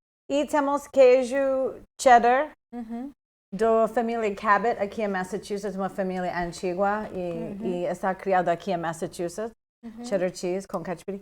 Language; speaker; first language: Portuguese; non-native, fluent; English